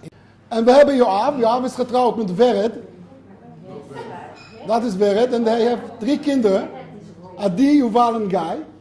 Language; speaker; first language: Dutch; non-native, learner; Hebrew